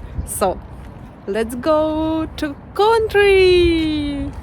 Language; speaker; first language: English; non-native, learner; Ukrainian